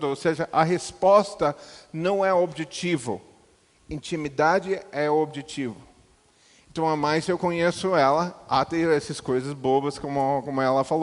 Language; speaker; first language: Portuguese; non-native, fluent; English